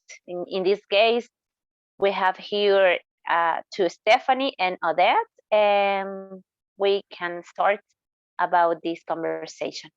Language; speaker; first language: English; non-native, learner; Spanish